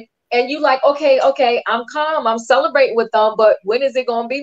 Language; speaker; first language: English; native; English